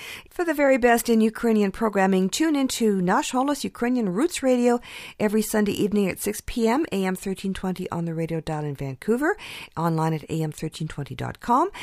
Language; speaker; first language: English; early bilingual, other home language; Ukrainian